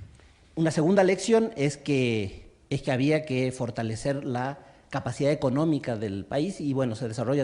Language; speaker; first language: Spanish; native; Spanish